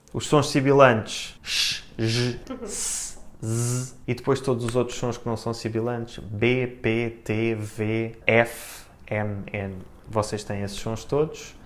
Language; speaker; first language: Portuguese; native; Portuguese